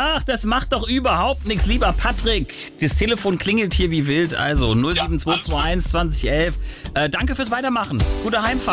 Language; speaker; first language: German; native; German